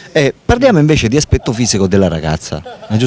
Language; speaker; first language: Italian; native; Italian